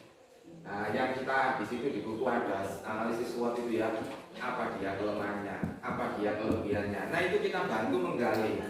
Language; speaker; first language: Indonesian; native; Indonesian